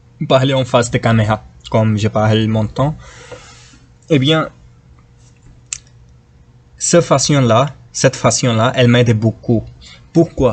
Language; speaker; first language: French; non-native, fluent; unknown